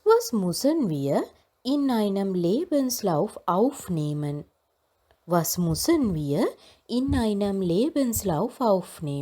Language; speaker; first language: German; non-native, fluent; Sinhala